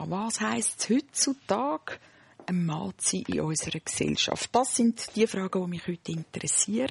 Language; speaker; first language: German; native; German